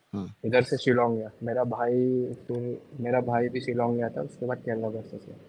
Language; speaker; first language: Hindi; non-native, local second language; Assamese